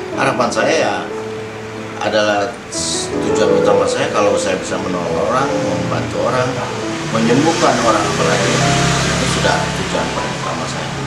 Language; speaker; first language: Indonesian; native; Indonesian